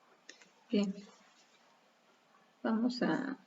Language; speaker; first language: Spanish; native; Spanish